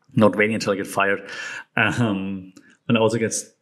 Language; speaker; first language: English; non-native, fluent; German